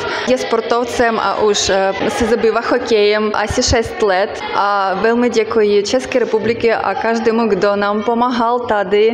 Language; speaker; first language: Czech; non-native, learner; Ukrainian